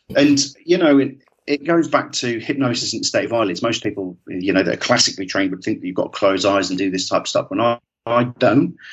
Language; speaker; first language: English; native; English